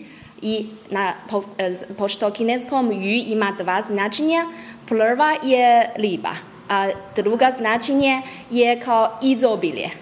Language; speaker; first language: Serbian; non-native, learner; Chinese